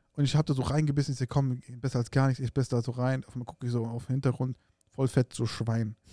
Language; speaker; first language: German; early bilingual, other home language; Arabic